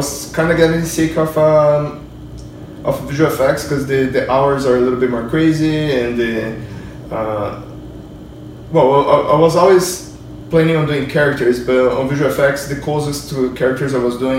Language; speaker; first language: English; non-native, fluent; Portuguese